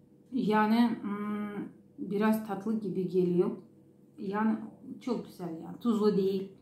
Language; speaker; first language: Turkish; non-native, fluent; Russian